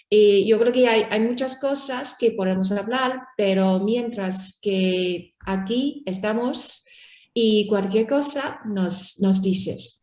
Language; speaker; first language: Spanish; non-native, learner; Chinese